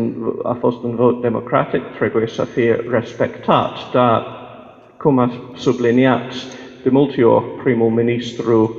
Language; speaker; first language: Romanian; non-native, fluent; English